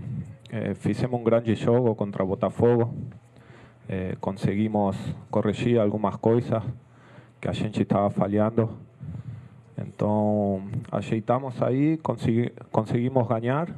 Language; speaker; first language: Portuguese; non-native, fluent; Spanish